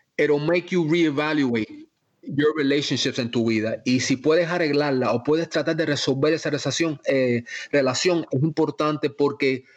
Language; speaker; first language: Spanish; early bilingual, heritage; Spanish